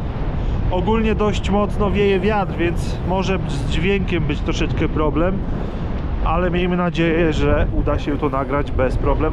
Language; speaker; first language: Polish; native; Polish